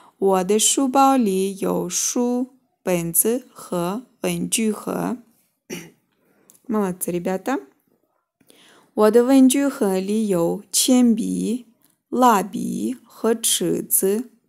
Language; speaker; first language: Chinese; non-native, fluent; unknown